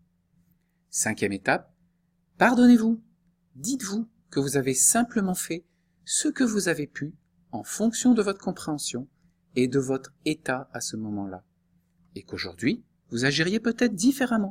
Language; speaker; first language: French; native; French